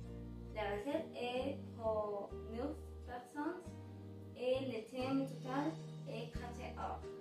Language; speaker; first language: French; non-native, learner; Spanish